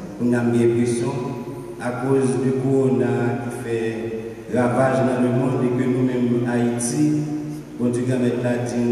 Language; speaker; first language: French; non-native, local second language; Haitian Creole